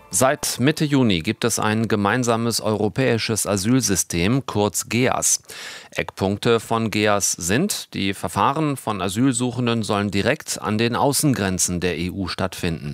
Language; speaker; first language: German; native; German